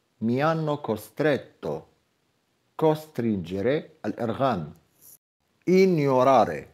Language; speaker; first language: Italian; non-native, fluent; Arabic